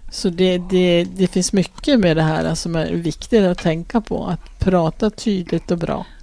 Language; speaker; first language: Swedish; native; Swedish